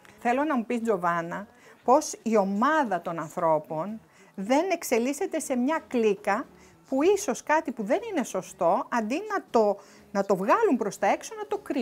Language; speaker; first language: Greek; native; Greek